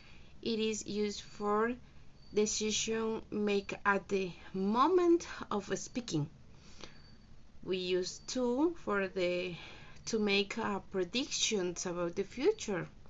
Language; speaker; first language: English; non-native, learner; Spanish